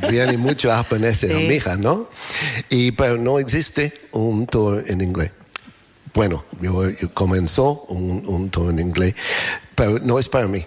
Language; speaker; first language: Spanish; non-native, learner; English